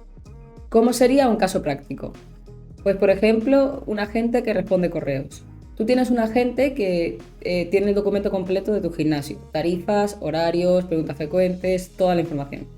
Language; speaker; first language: Spanish; native; Spanish